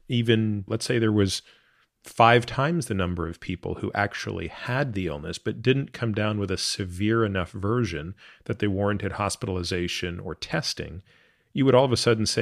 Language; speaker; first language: English; native; English